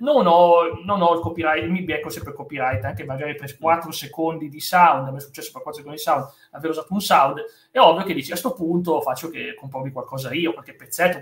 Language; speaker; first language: Italian; native; Italian